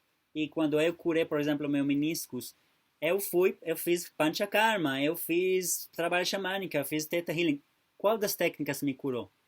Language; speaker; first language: Portuguese; non-native, fluent; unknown